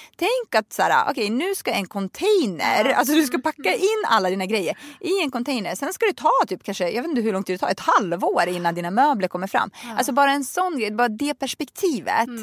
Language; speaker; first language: Swedish; early bilingual, other home language; Russian